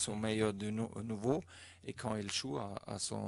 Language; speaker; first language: French; non-native, fluent; German